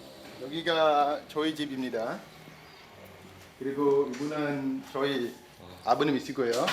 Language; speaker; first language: Korean; non-native, fluent; Indonesian